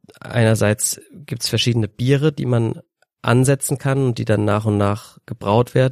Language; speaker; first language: German; native; German